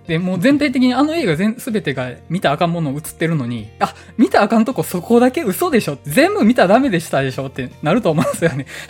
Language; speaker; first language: Japanese; native; Japanese